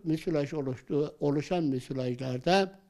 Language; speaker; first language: Turkish; native; Turkish